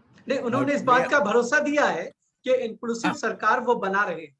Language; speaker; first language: Hindi; native; Hindi